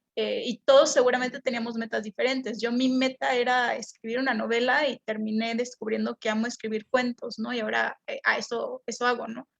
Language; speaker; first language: Spanish; native; Spanish